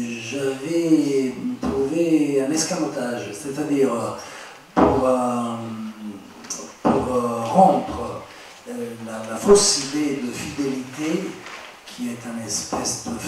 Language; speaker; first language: French; non-native, fluent; Italian